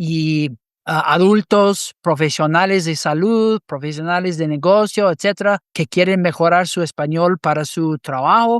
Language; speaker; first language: Spanish; non-native, fluent; English